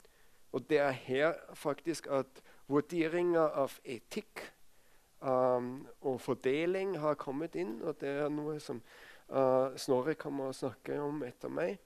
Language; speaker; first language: Norwegian; non-native, fluent; German